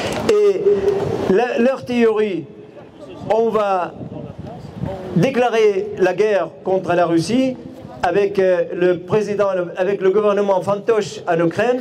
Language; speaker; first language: French; non-native, fluent; Arabic